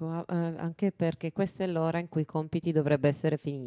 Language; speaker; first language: Italian; native; Italian